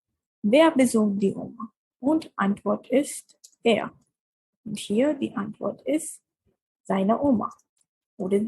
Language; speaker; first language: German; non-native, fluent; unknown